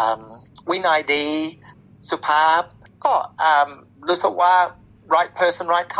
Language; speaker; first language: Thai; non-native, fluent; English